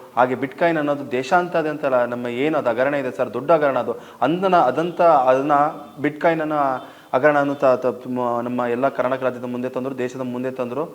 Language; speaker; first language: Kannada; native; Kannada